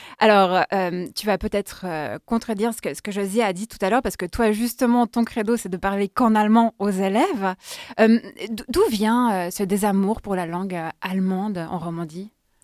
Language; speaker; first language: French; native; French